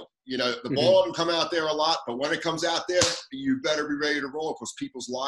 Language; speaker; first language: English; native; English